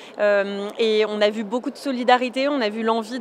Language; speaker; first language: French; native; French